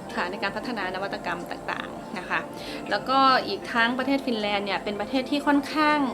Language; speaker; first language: Thai; native; Thai